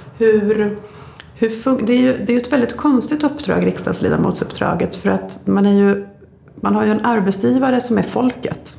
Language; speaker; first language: Swedish; native; Swedish